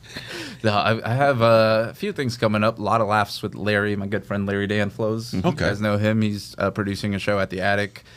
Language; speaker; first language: English; native; English